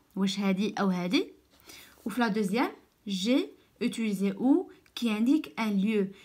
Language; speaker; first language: French; non-native, local second language; Arabic